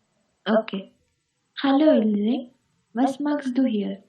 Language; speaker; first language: German; non-native, learner; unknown